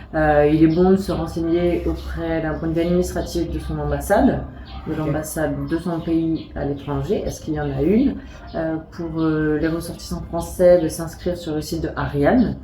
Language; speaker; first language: French; native; French